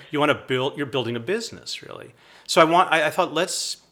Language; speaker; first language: English; native; English